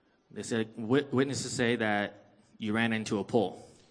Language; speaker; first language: English; early bilingual, other home language; Persian